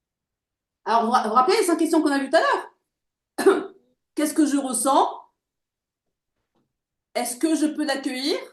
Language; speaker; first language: French; native; French